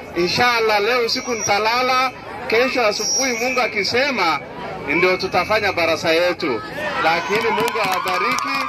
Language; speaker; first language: Swahili; non-native, local second language; Somali